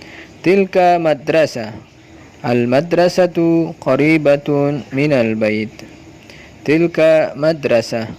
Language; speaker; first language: Arabic; non-native, learner; Indonesian